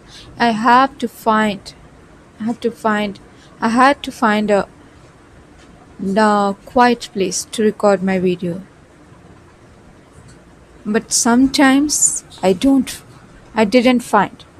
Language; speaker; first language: English; non-native, learner; Bhojpuri